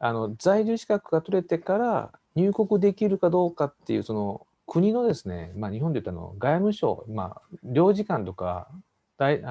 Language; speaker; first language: Japanese; native; Japanese